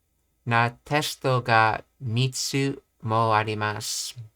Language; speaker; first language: Japanese; non-native, learner; English